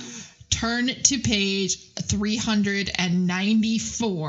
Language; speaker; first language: English; native; English